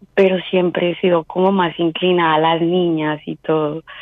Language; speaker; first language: Spanish; native; Spanish